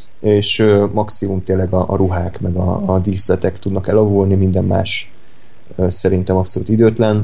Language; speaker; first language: Hungarian; native; Hungarian